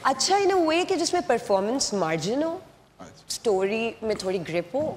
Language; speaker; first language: Urdu; native; Urdu